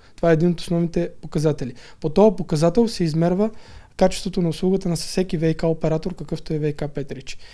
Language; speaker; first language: Bulgarian; native; Bulgarian